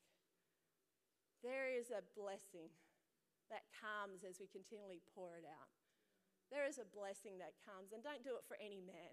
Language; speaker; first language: English; native; English